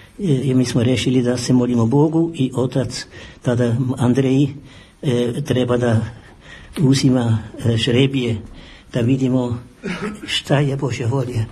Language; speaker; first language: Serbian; non-native, fluent; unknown